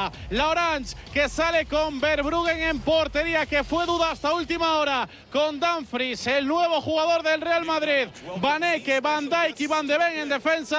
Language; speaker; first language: Spanish; native; Spanish